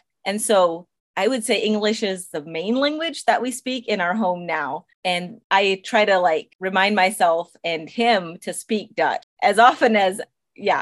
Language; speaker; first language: English; non-native, local second language; Pennsylvania German